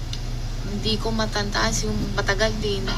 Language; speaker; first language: Filipino; non-native, learner; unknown